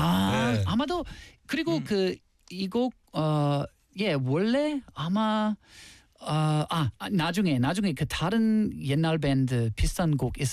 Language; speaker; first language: Korean; non-native, learner; English